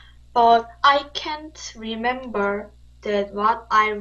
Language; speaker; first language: English; non-native, learner; Korean